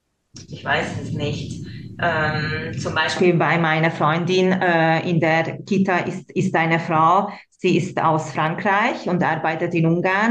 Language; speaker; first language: German; non-native, local second language; Hungarian